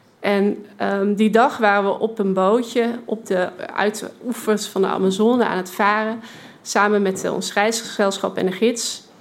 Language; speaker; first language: Dutch; native; Dutch